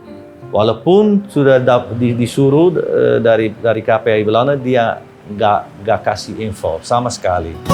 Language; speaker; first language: Indonesian; non-native, fluent; Dutch